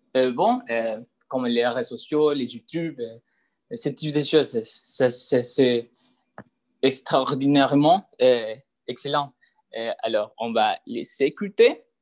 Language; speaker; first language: French; non-native, learner; Spanish